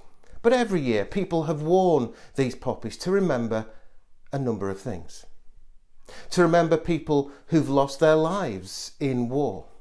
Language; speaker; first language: English; native; English